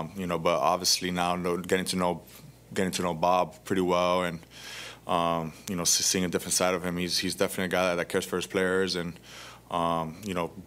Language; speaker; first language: English; early bilingual, other home language; Spanish